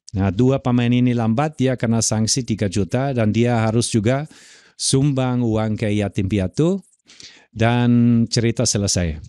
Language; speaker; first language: Indonesian; non-native, fluent; German